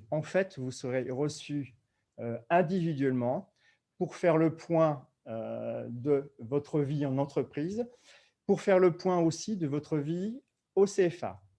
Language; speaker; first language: French; native; French